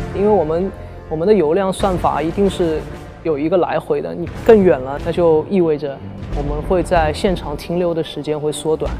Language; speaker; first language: Chinese; native; Chinese